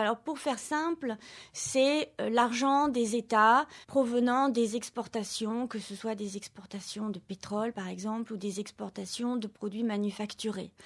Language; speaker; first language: French; native; French